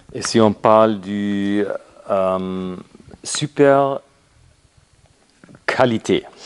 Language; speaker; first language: French; non-native, learner; German